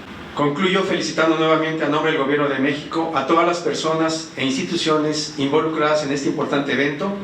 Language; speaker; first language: Spanish; native; Spanish